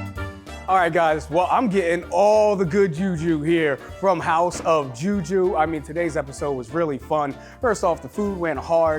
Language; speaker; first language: English; native; English